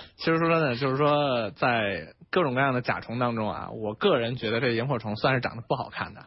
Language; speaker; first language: Chinese; native; Chinese